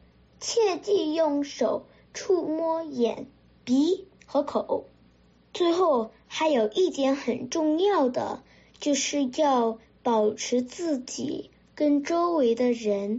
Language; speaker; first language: Chinese; early bilingual, heritage; Chinese